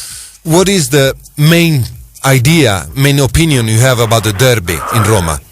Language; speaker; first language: English; non-native, fluent; Italian